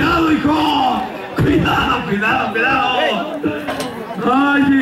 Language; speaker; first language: Spanish; native; Spanish